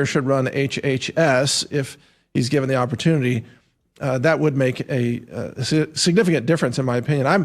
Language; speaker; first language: English; native; English